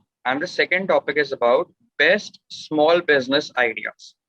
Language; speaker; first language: English; non-native, local second language; Hindi